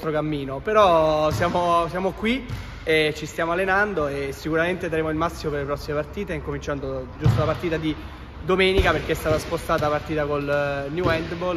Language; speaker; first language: Italian; native; Italian